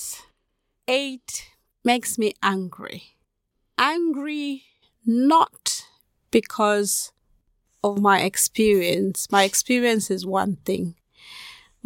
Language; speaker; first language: English; non-native, local second language; Krio